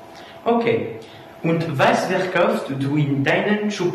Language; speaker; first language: German; non-native, learner; French